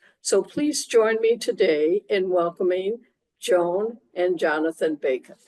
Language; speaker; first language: English; native; English